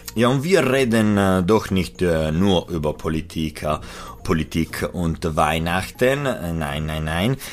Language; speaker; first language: German; non-native, fluent; Italian